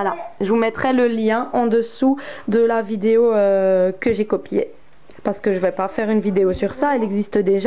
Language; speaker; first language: French; native; French